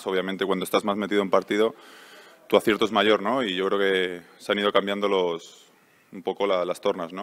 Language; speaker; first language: Spanish; native; Spanish